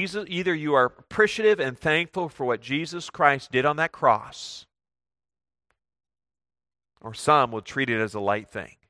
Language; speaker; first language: English; native; English